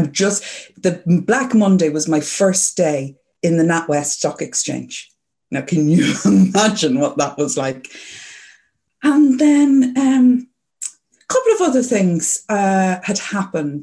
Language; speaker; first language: English; native; English